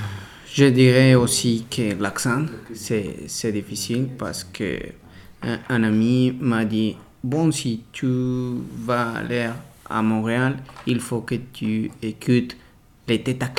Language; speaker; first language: French; non-native, learner; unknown